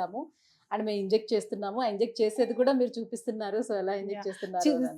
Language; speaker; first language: Telugu; native; Telugu